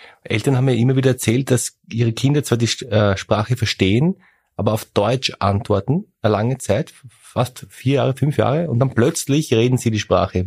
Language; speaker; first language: German; native; German